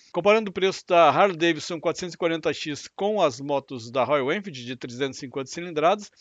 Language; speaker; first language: Portuguese; native; Portuguese